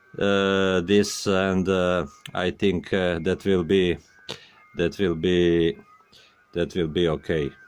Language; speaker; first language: English; non-native, learner; Croatian